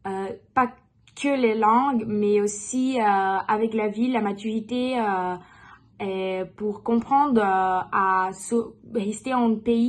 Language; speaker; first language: French; non-native, learner; Portuguese